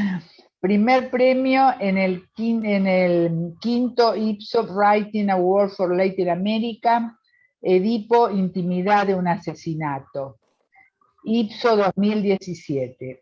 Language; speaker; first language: Spanish; native; Spanish